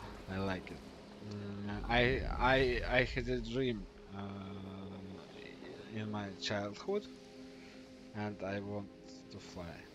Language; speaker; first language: English; non-native, learner; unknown